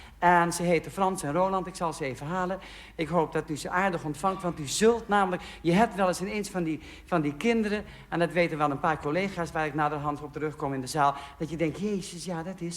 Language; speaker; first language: Dutch; native; Dutch